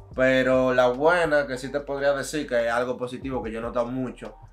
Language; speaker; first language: Spanish; native; Spanish